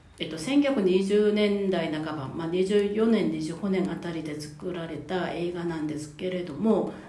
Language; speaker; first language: Japanese; non-native, fluent; Korean